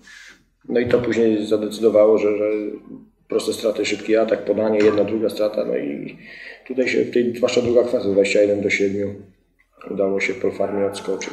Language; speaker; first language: Polish; native; Polish